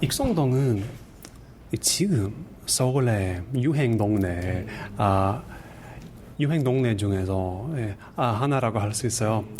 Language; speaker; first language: Korean; non-native, learner; English